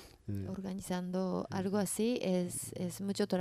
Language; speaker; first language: Spanish; non-native, learner; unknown